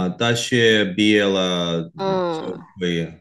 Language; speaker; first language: Chinese; non-native, learner; Korean